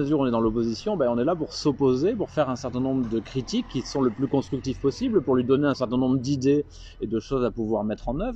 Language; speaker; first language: French; native; French